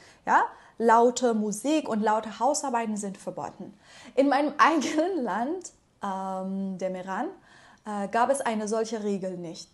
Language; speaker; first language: German; non-native, fluent; Persian